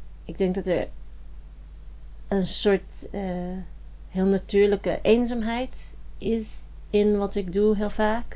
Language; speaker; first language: Dutch; non-native, fluent; English